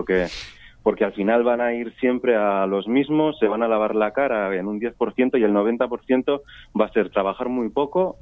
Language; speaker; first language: Spanish; native; Spanish